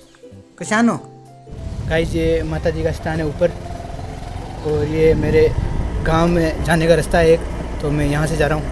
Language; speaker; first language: Hindi; non-native, local second language; Rajasthani